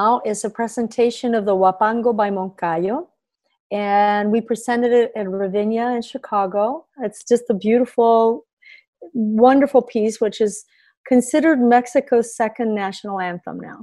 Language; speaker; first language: English; early bilingual, other home language; Spanish